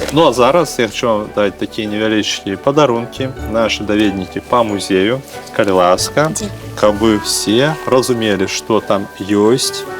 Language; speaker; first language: Belarusian; native; Belarusian